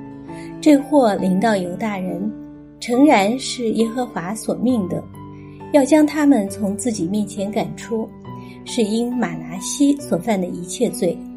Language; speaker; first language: Chinese; native; Chinese